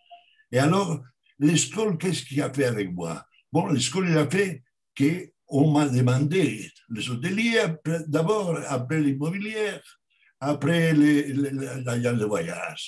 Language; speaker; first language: French; non-native, learner; Spanish